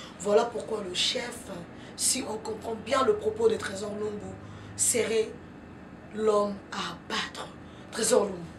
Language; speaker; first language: French; non-native, local second language; Lingala